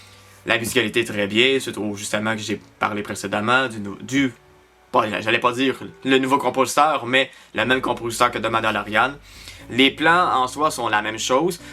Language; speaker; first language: French; native; French